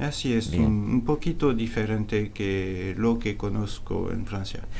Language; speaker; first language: Spanish; non-native, learner; French